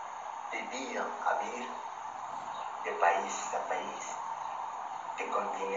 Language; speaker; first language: French; non-native, learner; Spanish